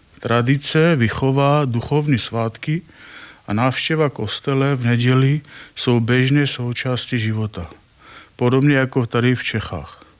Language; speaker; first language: Czech; non-native, fluent; Armenian